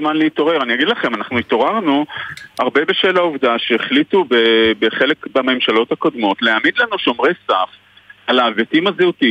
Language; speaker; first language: Hebrew; non-native, fluent; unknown